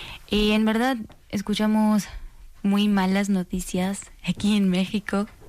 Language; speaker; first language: Spanish; non-native, learner; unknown